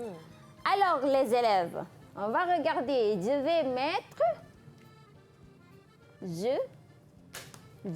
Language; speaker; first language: French; non-native, fluent; Malay